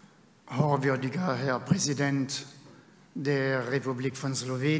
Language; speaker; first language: German; non-native, fluent; French